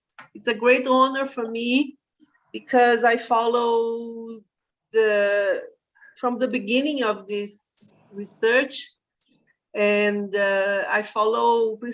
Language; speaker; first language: English; non-native, fluent; Portuguese